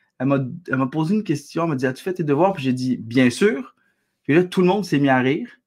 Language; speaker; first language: French; early bilingual, other home language; Arabic